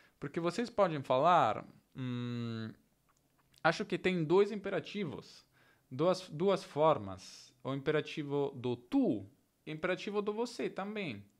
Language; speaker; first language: Portuguese; non-native, learner; Italian